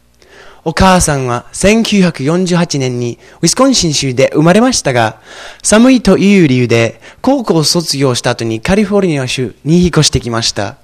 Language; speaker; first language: Japanese; non-native, fluent; English